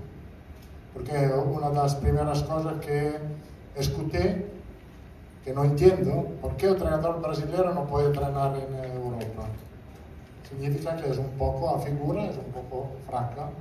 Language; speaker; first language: Portuguese; non-native, fluent; Italian